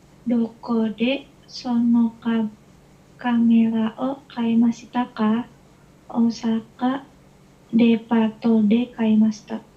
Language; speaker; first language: Japanese; non-native, learner; Indonesian